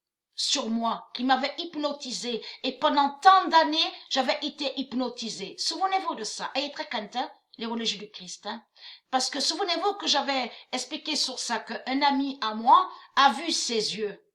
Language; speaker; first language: French; native; French